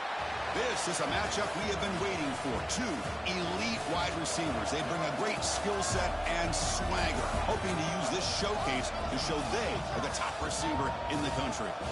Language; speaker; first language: English; native; English